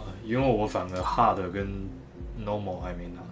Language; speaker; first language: Chinese; native; Chinese